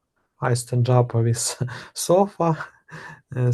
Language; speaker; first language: English; non-native, learner; Russian